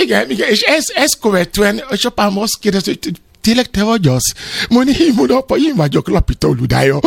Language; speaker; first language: Hungarian; non-native, fluent; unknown